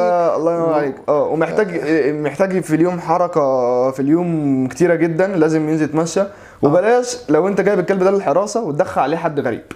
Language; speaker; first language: Arabic; native; Arabic